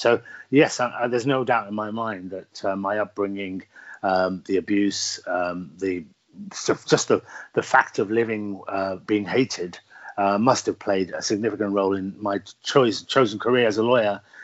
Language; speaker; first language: English; native; English